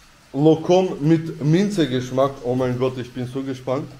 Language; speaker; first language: German; early bilingual, other home language; Albanian